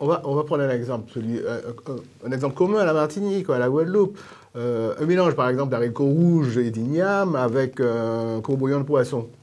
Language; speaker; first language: French; native; French